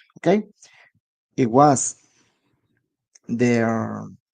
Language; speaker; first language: English; non-native, learner; Spanish